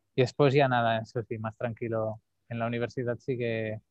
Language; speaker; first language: Spanish; native; Spanish